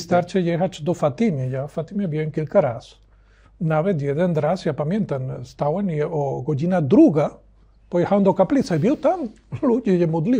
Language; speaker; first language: Polish; non-native, learner; Spanish